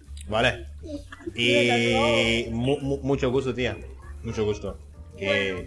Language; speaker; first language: Spanish; non-native, learner; Indonesian